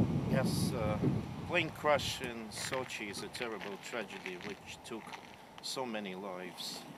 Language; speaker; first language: English; non-native, fluent; Russian